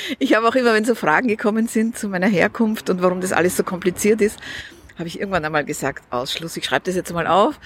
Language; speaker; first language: German; early bilingual, other home language; Russian